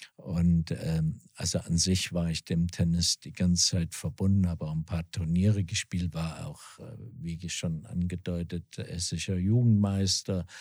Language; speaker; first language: German; native; German